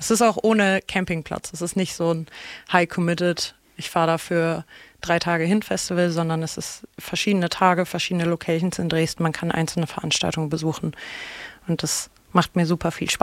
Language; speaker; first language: German; native; German